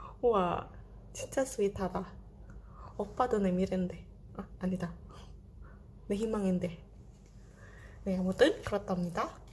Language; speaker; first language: Korean; non-native, fluent; Indonesian